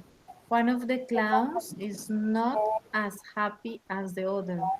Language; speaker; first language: English; non-native, learner; Spanish